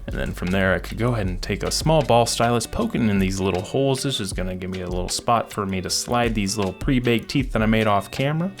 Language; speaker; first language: English; native; English